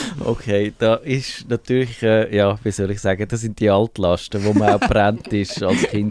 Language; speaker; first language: German; native; German